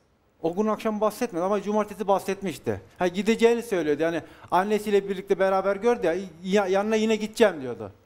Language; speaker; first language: Turkish; native; Turkish